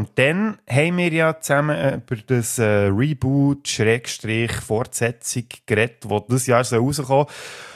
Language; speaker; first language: German; native; German